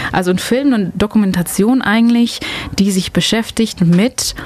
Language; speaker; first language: German; non-native, fluent; Dutch